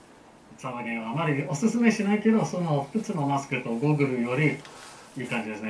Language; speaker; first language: Japanese; non-native, learner; English